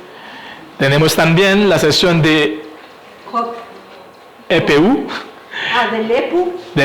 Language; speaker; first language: Spanish; non-native, fluent; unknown